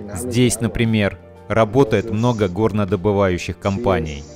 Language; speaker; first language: Russian; non-native, fluent; Spanish